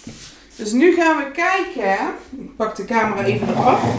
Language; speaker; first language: Dutch; native; Dutch